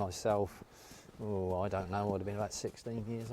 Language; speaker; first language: English; native; English